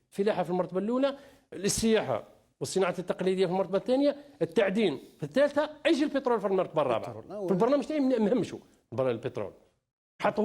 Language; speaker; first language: Arabic; native; Arabic